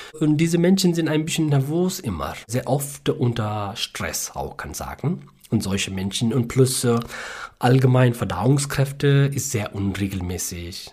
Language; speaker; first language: German; non-native, learner; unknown